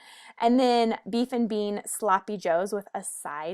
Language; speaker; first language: English; native; English